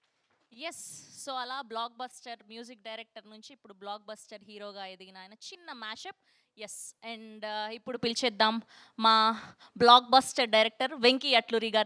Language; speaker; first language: Telugu; native; Telugu